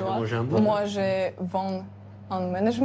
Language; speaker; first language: French; non-native, fluent; Ukrainian